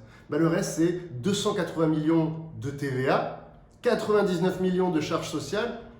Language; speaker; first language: French; native; French